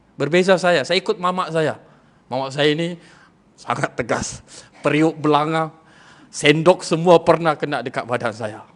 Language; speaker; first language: Malay; non-native, local second language; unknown